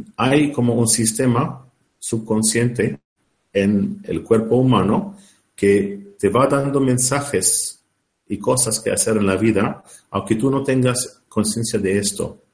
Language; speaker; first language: Spanish; non-native, learner; Arabic